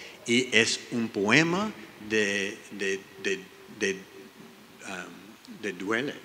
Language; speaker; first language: Spanish; non-native, learner; English